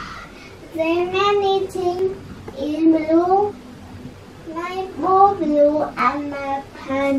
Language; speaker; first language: English; non-native, learner; Vietnamese